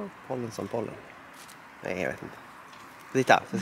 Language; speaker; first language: Swedish; non-native, fluent; Japanese